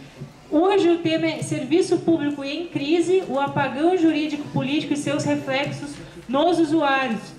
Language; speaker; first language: Portuguese; native; Portuguese